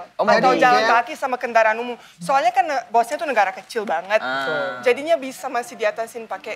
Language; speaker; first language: Indonesian; non-native, fluent; Bosnian